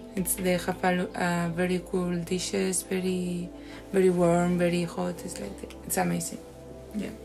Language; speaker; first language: English; non-native, fluent; Spanish